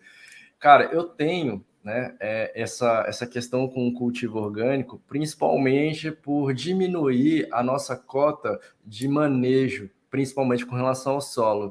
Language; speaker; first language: Portuguese; native; Portuguese